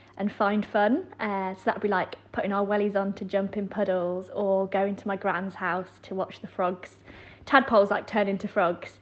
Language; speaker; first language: English; native; English